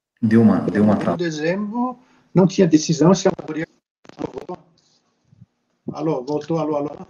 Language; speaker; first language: Portuguese; native; Portuguese